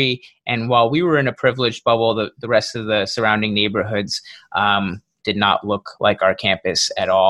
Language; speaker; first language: English; native; English